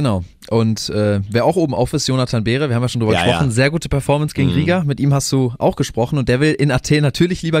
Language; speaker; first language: German; native; German